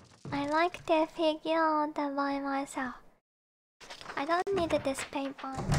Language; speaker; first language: English; non-native, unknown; Japanese